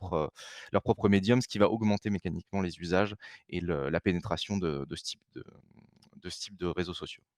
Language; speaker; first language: French; native; French